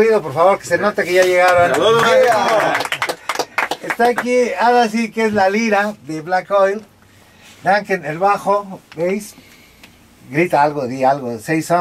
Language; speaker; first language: Spanish; native; Spanish